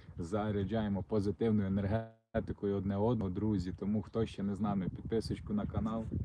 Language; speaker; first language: Ukrainian; non-native, local second language; Russian